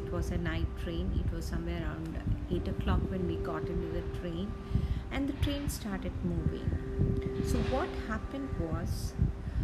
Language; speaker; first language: English; non-native, local second language; Malayalam